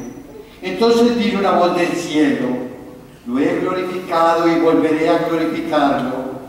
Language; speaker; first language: Spanish; native; Spanish